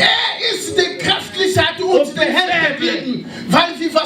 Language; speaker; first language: German; non-native, learner; French